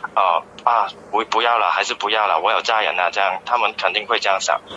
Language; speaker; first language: Chinese; non-native, fluent; Cantonese